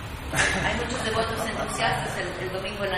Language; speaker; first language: Spanish; native; Spanish